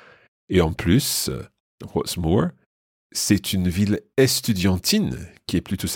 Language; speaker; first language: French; non-native, fluent; English